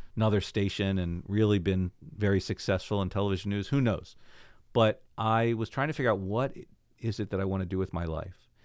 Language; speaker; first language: English; native; English